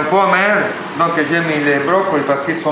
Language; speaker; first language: French; non-native, learner; Italian